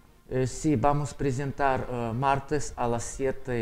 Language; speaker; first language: Spanish; non-native, learner; Russian